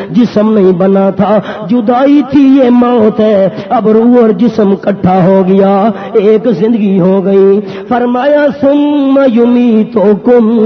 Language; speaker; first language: Urdu; non-native, local second language; Pashto